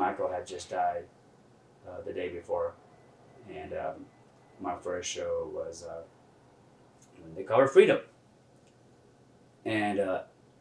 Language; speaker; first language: English; non-native, local second language; Nepali